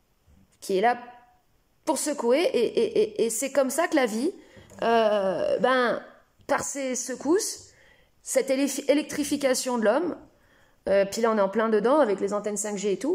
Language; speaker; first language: French; native; French